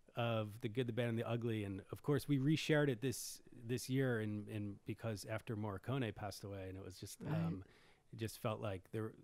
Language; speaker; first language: English; native; English